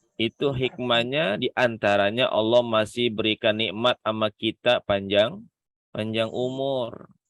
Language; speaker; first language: Indonesian; native; Indonesian